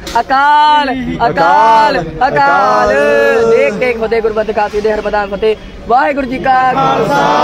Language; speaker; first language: Punjabi; native; Punjabi